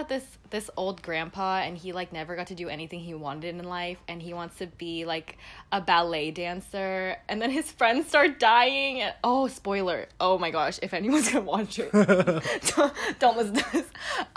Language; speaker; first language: English; native; English